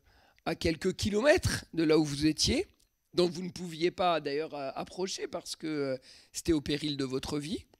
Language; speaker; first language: French; native; French